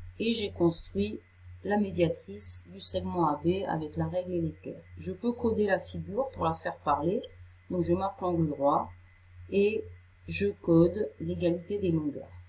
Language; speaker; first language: French; native; French